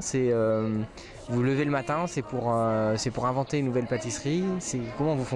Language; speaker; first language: French; native; French